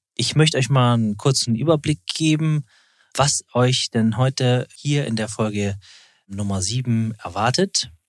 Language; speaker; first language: German; native; German